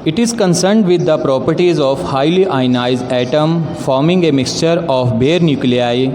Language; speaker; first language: English; non-native, local second language; Urdu